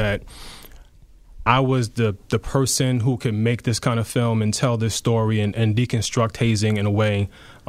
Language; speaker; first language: English; native; English